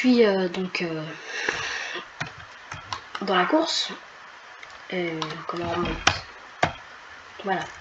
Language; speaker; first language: French; native; French